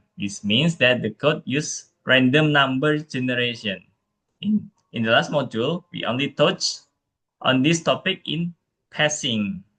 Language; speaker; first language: English; non-native, fluent; Indonesian